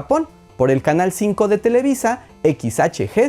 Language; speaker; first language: Spanish; native; Spanish